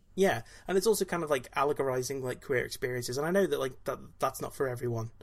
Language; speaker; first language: English; native; English